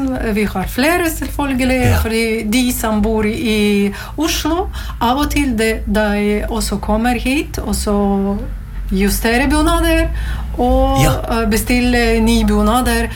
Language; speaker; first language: Norwegian; non-native, learner; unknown